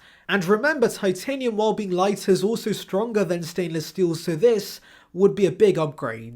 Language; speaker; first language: English; native; English